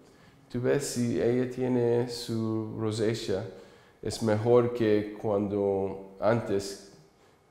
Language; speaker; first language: Spanish; early bilingual, heritage; English